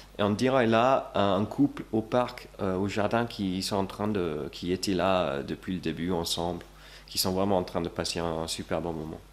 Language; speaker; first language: French; non-native, fluent; English